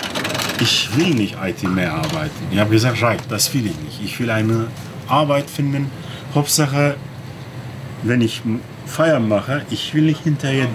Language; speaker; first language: German; non-native, learner; Turkish